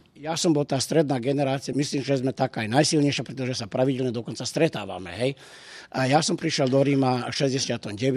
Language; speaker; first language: Slovak; early bilingual, heritage; Slovak